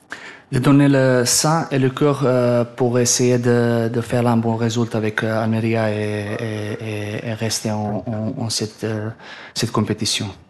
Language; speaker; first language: French; non-native, learner; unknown